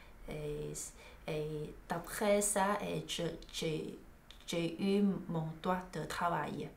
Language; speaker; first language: French; non-native, learner; Chinese